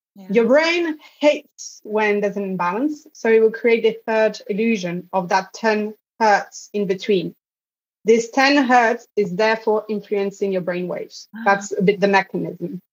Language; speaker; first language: English; non-native, fluent; French